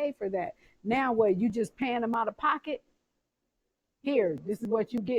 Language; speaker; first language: English; native; English